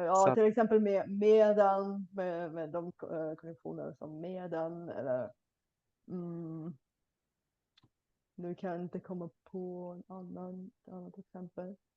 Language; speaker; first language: Swedish; non-native, fluent; Bulgarian